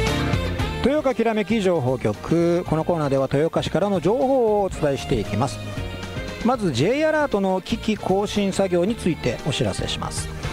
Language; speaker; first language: Japanese; native; Japanese